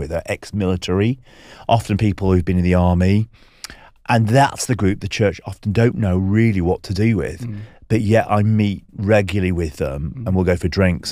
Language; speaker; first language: English; native; English